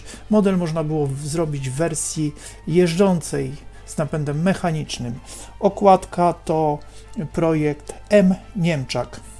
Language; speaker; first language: Polish; native; Polish